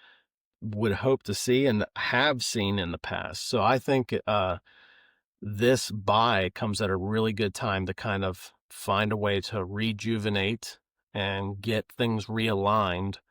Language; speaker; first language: English; native; English